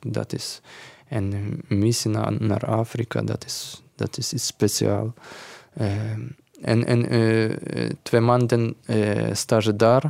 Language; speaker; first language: Dutch; non-native, learner; Ukrainian